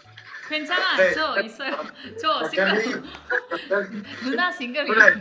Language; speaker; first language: Korean; non-native, learner; Indonesian